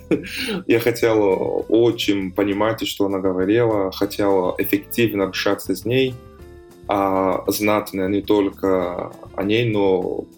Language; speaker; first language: Russian; non-native, fluent; Portuguese